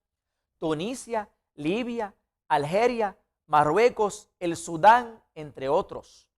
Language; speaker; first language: Spanish; non-native, fluent; Arabic